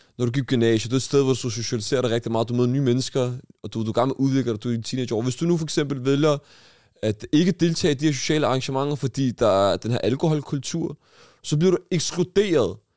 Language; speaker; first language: Danish; early bilingual, other home language; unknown